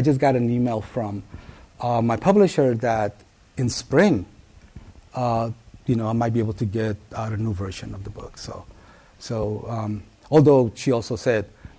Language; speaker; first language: English; early bilingual, other home language; Spanish